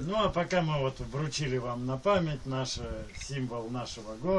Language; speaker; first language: Russian; native; Russian